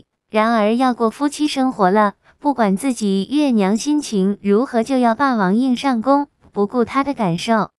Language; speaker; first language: Chinese; non-native, fluent; Vietnamese